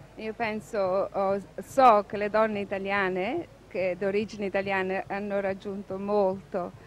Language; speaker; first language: Italian; native; Italian